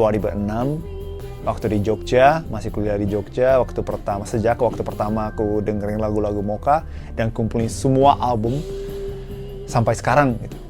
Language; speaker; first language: Indonesian; non-native, fluent; Japanese